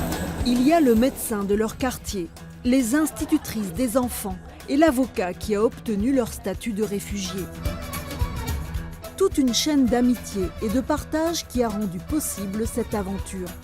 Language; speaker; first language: French; native; French